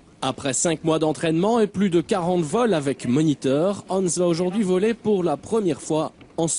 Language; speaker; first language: French; native; French